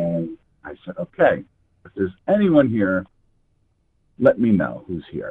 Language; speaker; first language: English; native; English